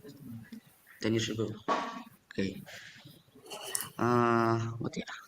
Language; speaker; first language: English; non-native, learner; Indonesian